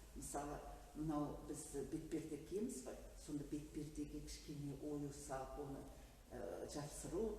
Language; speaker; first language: Kazakh; native; Kazakh